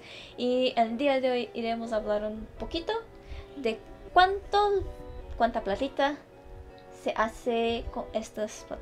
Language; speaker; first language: Spanish; non-native, fluent; Portuguese